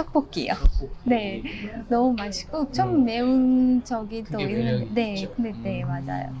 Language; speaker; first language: Korean; non-native, fluent; Uzbek